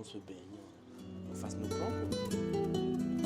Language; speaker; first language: French; native; French